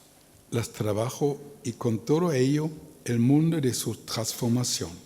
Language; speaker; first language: Spanish; non-native, learner; German